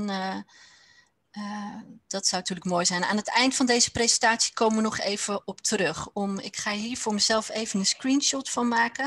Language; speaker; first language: Dutch; native; Dutch